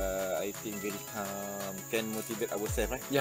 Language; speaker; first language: English; non-native, learner; Malay